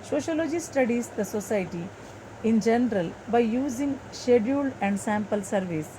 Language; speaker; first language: English; non-native, local second language; Kannada